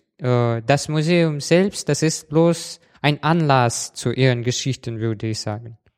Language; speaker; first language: German; non-native, fluent; Russian